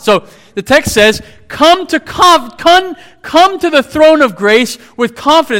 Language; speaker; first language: English; native; English